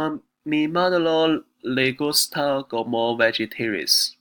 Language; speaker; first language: Spanish; non-native, learner; Chinese